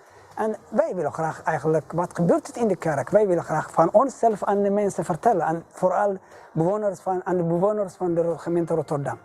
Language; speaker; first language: Dutch; non-native, learner; Tigrinya